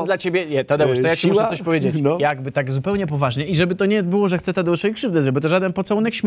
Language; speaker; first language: Polish; native; Polish